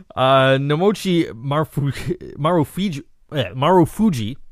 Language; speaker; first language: English; native; English